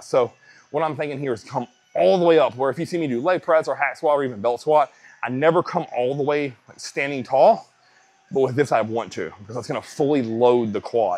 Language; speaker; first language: English; native; English